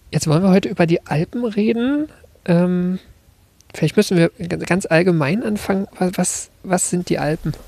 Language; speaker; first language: German; native; German